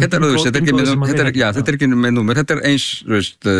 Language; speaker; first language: Icelandic; non-native, learner; Spanish